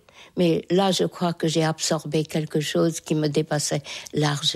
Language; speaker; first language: French; non-native, fluent; Hungarian